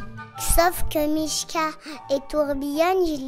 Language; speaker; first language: French; native; French